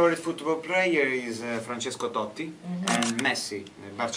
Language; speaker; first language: English; non-native, learner; Italian